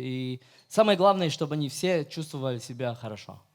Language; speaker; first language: Russian; non-native, fluent; Latvian